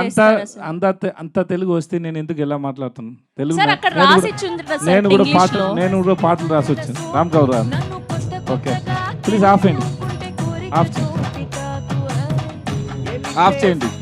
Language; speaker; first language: Telugu; non-native, learner; Tamil